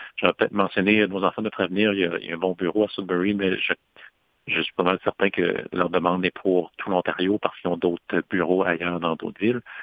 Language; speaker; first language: French; native; French